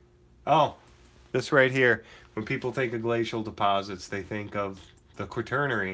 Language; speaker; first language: English; native; English